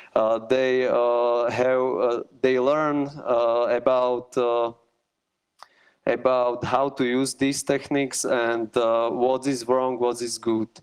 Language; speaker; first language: English; non-native, learner; Slovak